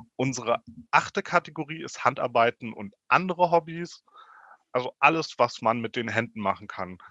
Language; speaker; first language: German; native; German